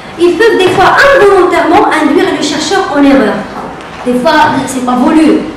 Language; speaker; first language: French; non-native, local second language; Arabic